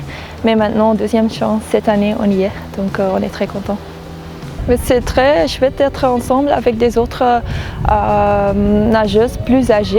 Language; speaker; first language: French; non-native, local second language; Dutch